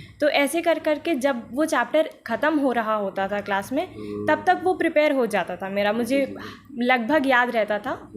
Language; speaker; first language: Hindi; native; Hindi